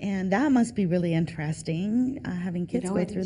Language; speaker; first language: English; native; English